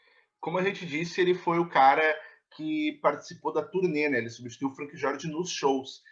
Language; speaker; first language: Portuguese; native; Portuguese